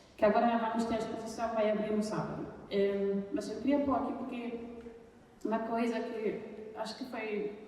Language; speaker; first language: Portuguese; non-native, fluent; German